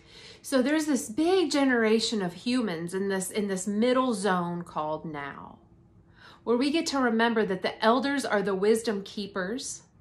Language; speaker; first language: English; native; English